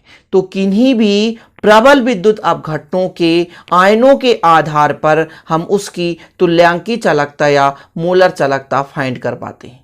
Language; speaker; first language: Hindi; native; Hindi